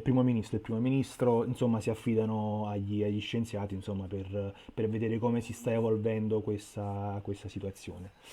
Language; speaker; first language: Italian; native; Italian